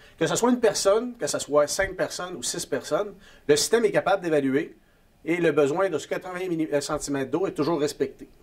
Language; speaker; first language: French; native; French